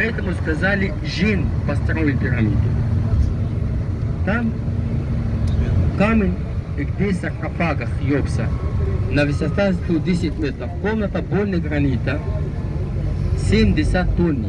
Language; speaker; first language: Russian; non-native, learner; Arabic